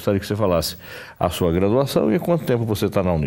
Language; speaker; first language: Portuguese; native; Portuguese